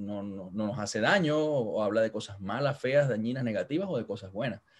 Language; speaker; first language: Spanish; native; Spanish